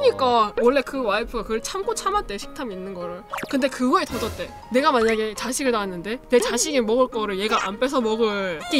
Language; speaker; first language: Korean; native; Korean